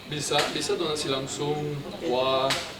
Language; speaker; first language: Indonesian; non-native, fluent; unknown